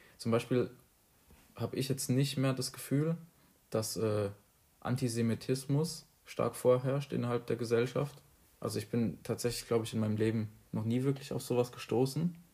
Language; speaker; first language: German; native; German